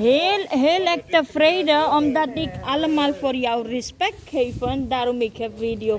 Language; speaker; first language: Dutch; non-native, learner; Hindi